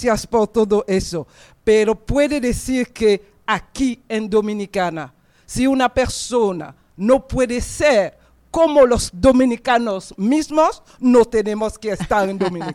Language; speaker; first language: Spanish; non-native, fluent; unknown